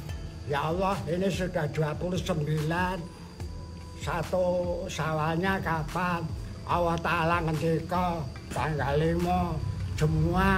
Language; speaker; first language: Indonesian; non-native, local second language; Javanese